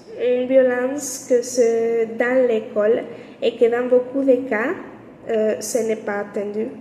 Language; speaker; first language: French; non-native, learner; Spanish